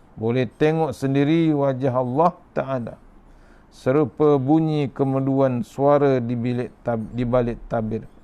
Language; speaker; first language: Malay; native; Malay